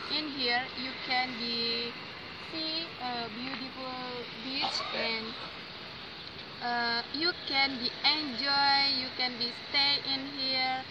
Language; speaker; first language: English; non-native, learner; Indonesian